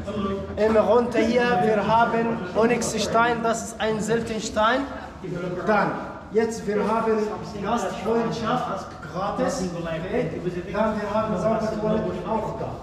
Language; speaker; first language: German; non-native, learner; Arabic